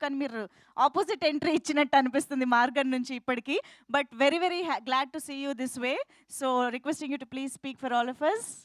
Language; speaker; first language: Telugu; native; Telugu